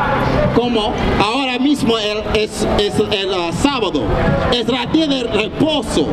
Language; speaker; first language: Spanish; non-native, learner; English